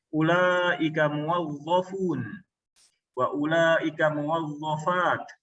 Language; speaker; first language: Arabic; non-native, learner; Indonesian